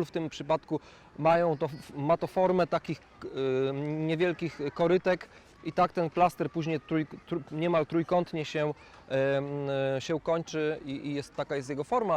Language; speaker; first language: Polish; native; Polish